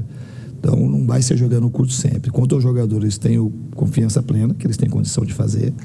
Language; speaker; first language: Portuguese; native; Portuguese